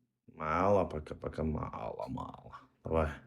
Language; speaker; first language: Russian; non-native, learner; Uzbek